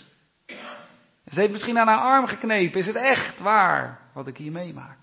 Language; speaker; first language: Dutch; native; Dutch